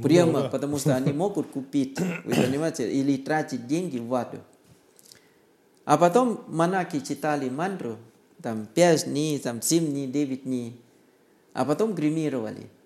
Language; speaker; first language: Russian; non-native, learner; Thai